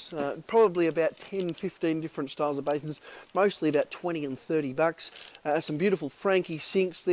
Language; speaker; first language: English; native; English